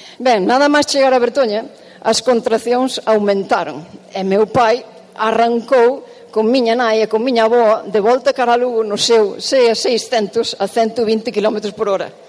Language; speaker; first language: Galician; native; Galician